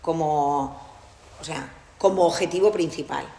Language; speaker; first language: Spanish; non-native, local second language; Catalan